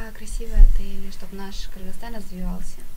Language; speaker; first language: Russian; non-native, local second language; Kyrgyz